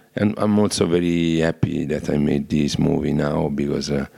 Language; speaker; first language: English; non-native, fluent; Italian